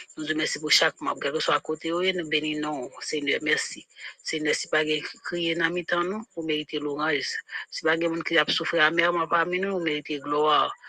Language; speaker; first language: French; non-native, local second language; Haitian Creole